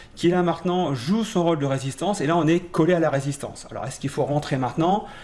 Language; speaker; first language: French; native; French